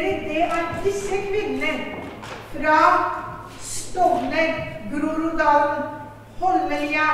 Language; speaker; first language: Norwegian; non-native, fluent; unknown